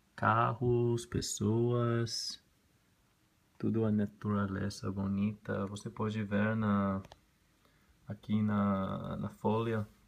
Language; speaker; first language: Portuguese; non-native, learner; Spanish